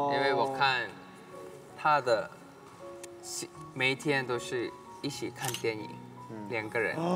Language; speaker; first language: Chinese; non-native, learner; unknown